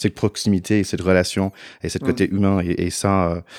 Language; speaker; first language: French; non-native, fluent; English